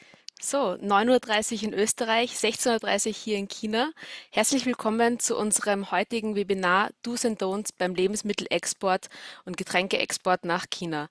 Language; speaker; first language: German; native; German